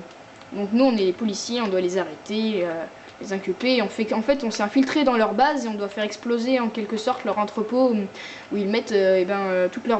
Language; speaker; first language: French; native; French